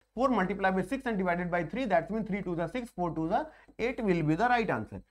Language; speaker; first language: Hindi; native; Hindi